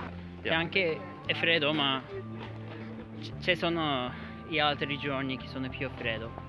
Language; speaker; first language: Italian; non-native, learner; Turkish